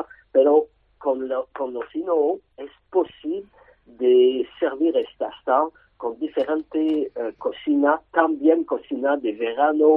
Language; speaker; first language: Spanish; non-native, learner; French